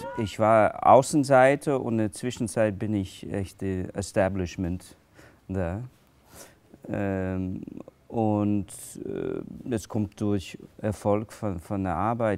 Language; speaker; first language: German; non-native, fluent; English